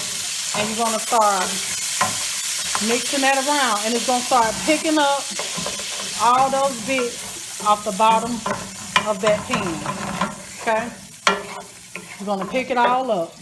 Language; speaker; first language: English; native; English